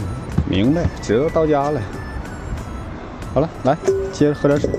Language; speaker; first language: Chinese; native; Chinese